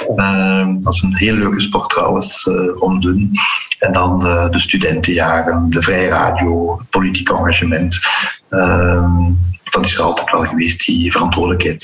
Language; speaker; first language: Dutch; early bilingual, heritage; Dutch